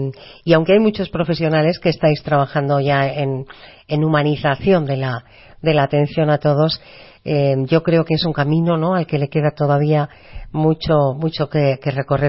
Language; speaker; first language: Spanish; native; Spanish